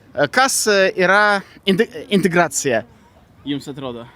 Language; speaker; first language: Lithuanian; non-native, fluent; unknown